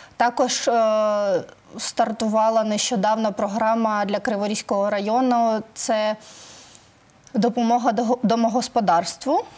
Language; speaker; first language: Ukrainian; native; Ukrainian